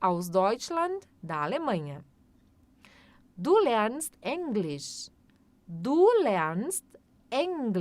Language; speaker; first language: German; non-native, fluent; Portuguese